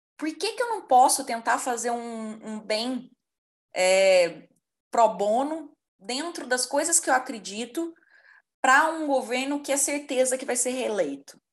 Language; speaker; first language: Portuguese; native; Portuguese